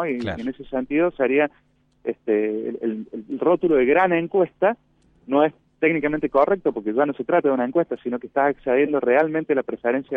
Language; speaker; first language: Spanish; native; Spanish